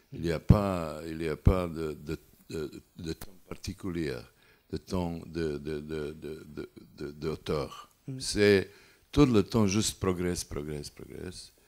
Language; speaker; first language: French; non-native, learner; Serbian